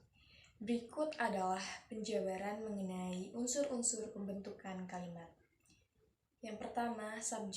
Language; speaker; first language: Indonesian; native; Indonesian